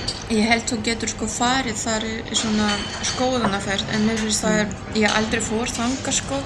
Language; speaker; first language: Icelandic; non-native, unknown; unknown